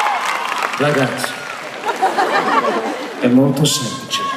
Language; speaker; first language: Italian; non-native, fluent; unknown